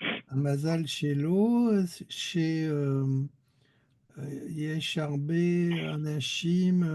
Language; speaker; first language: Hebrew; non-native, learner; French